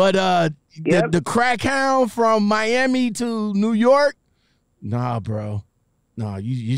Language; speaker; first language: English; native; English